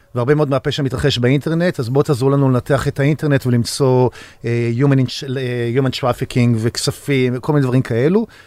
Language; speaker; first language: Hebrew; native; Hebrew